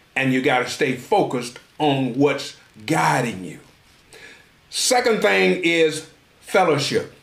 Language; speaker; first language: English; native; English